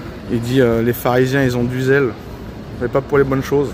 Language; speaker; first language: French; native; French